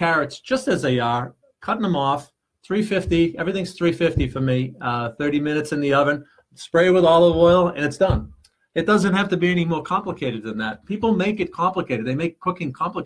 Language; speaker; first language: English; native; English